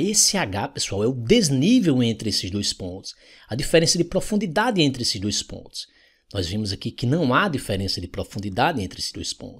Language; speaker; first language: Portuguese; native; Portuguese